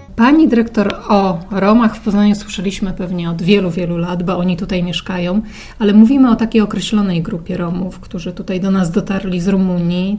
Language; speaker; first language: Polish; native; Polish